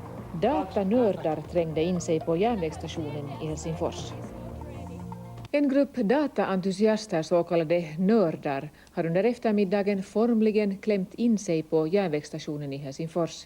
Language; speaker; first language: Swedish; native; Swedish